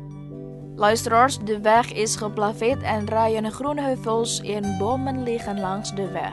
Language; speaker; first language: Dutch; non-native, fluent; Indonesian